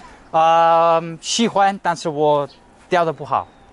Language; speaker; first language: Chinese; non-native, fluent; English